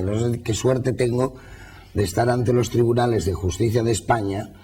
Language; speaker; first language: Spanish; non-native, local second language; Catalan